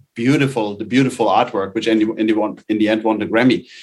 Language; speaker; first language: English; non-native, fluent; German